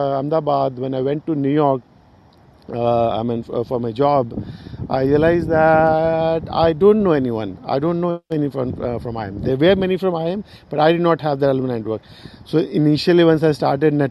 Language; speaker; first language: English; non-native, local second language; Hindi